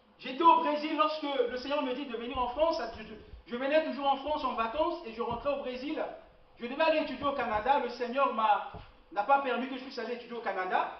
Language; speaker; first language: French; non-native, local second language; Lingala